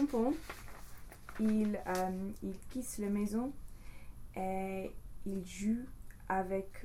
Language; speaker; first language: French; non-native, learner; English